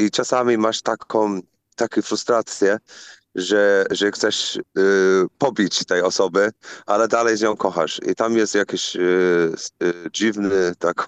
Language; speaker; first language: Polish; non-native, learner; English